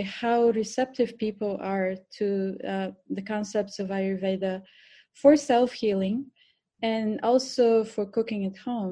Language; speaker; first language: English; non-native, fluent; Bulgarian